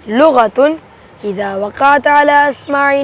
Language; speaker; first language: Arabic; non-native, learner; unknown